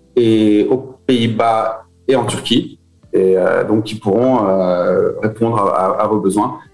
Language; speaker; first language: French; native; French